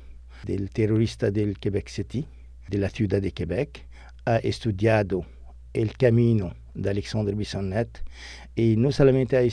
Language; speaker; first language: Spanish; non-native, fluent; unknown